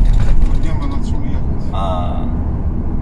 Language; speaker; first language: Polish; non-native, learner; Russian